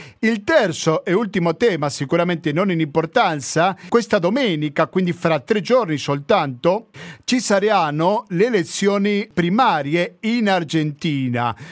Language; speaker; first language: Italian; non-native, fluent; Spanish